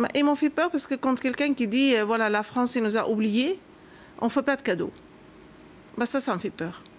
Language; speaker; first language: French; non-native, local second language; Arabic